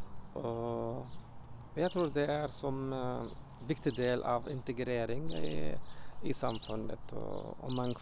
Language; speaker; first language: Norwegian; non-native, learner; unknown